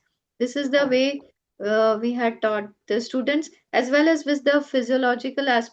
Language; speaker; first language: English; non-native, local second language; Gujarati